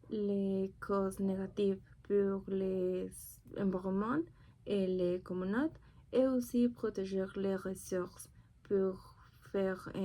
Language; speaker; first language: French; non-native, learner; Spanish